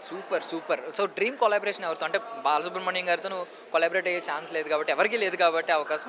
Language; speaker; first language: Telugu; native; Telugu